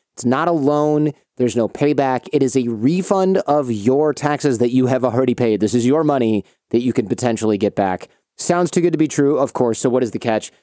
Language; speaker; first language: English; native; English